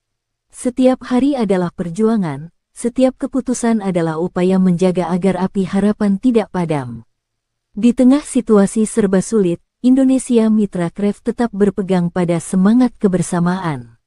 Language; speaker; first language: Indonesian; native; Indonesian